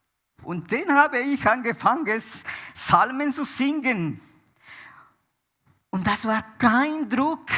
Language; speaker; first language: German; non-native, fluent; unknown